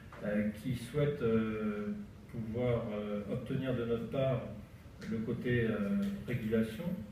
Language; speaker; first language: French; native; French